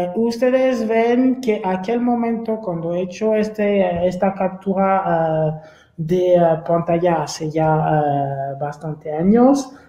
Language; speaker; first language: Spanish; non-native, fluent; French